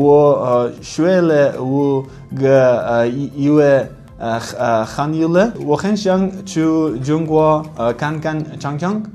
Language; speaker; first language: Chinese; non-native, learner; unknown